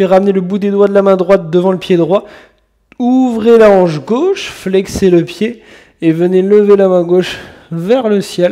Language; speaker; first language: French; native; French